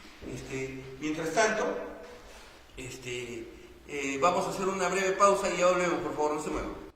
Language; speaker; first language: Spanish; native; Spanish